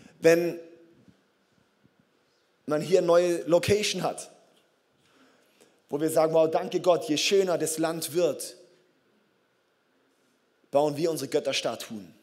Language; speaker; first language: German; native; German